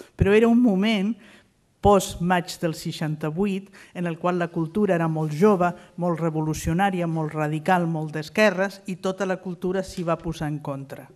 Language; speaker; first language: Catalan; non-native, fluent; Spanish